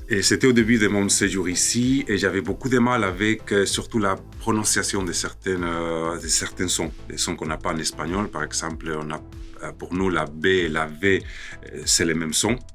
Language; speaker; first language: French; non-native, fluent; Spanish